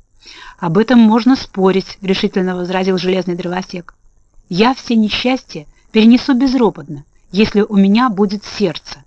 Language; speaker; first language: Russian; native; Russian